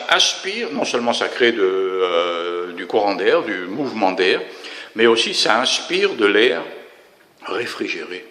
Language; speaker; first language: French; native; French